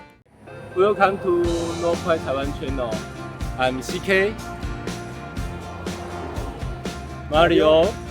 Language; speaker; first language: English; non-native, learner; Chinese